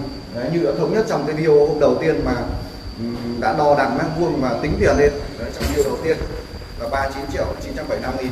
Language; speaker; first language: Vietnamese; native; Vietnamese